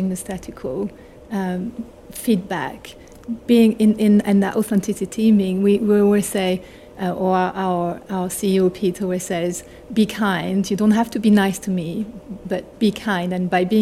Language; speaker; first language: English; non-native, fluent; French